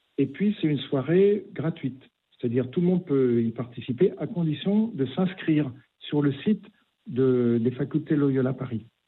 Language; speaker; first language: French; native; French